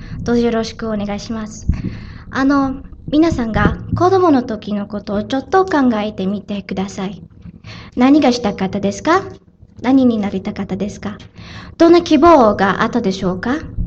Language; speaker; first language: Japanese; non-native, learner; Filipino